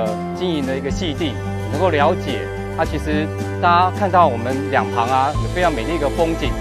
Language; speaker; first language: Chinese; native; Chinese